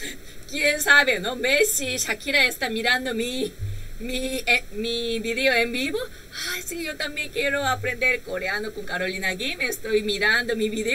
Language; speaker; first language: Spanish; non-native, learner; Korean